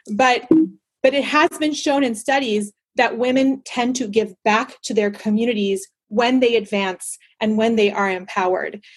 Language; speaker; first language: English; early bilingual, other home language; Spanish